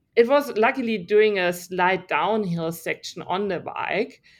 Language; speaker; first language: English; non-native, fluent; German